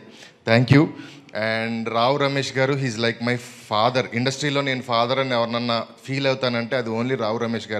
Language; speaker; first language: Telugu; native; Telugu